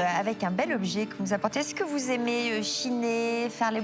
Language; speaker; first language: French; native; French